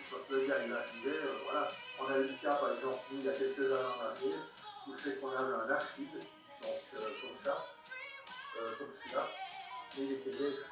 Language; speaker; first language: French; native; French